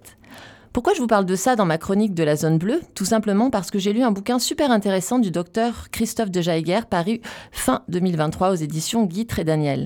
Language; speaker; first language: French; native; French